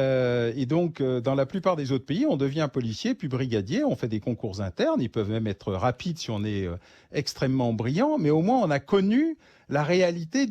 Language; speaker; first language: French; native; French